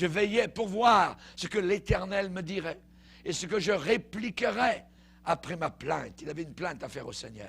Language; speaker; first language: French; native; French